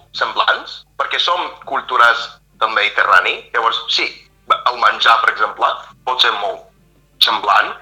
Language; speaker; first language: Catalan; non-native, fluent; English